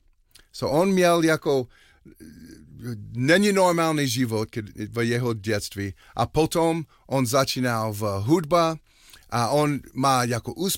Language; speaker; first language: Czech; non-native, learner; English